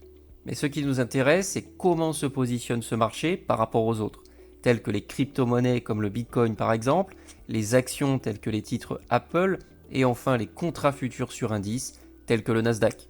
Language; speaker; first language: French; native; French